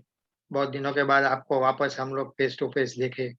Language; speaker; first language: Hindi; native; Hindi